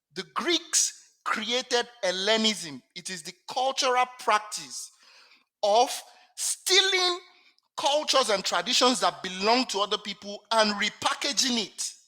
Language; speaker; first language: English; non-native, local second language; Yoruba